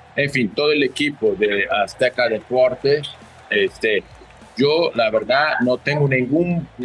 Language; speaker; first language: Spanish; early bilingual, other home language; Portuguese